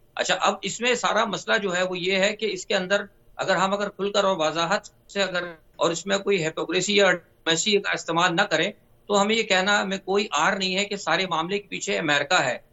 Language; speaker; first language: Urdu; native; Urdu